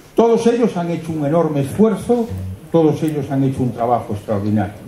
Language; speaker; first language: Spanish; non-native, local second language; Galician